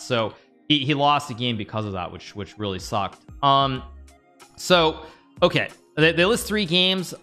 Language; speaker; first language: English; native; English